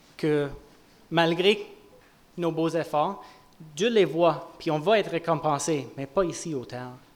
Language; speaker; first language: French; native; French